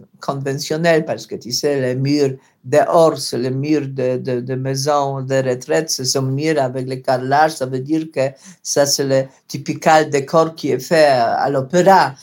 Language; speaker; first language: French; non-native, learner; Polish